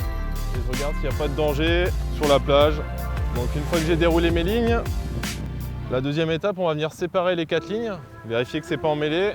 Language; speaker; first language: French; native; French